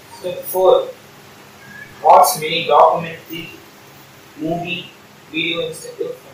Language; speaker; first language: English; non-native, learner; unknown